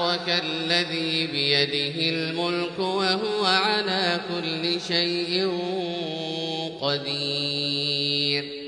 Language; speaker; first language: Arabic; native; Arabic